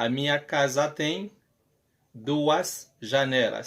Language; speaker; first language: Portuguese; non-native, learner; Haitian Creole